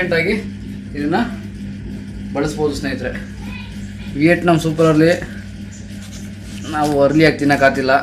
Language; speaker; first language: Kannada; native; Kannada